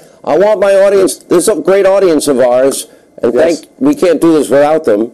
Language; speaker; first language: English; native; English